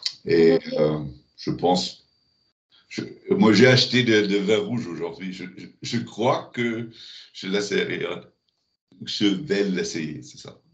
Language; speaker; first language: French; non-native, learner; German